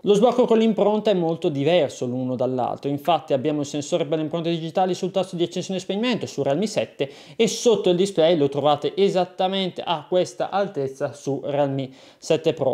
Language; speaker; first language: Italian; native; Italian